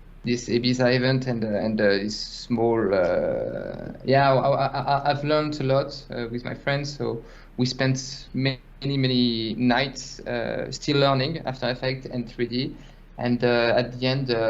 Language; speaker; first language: English; non-native, fluent; French